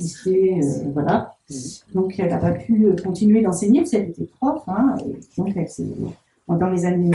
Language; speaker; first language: French; native; French